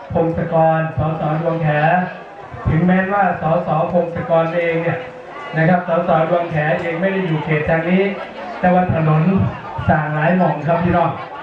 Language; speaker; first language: Thai; native; Thai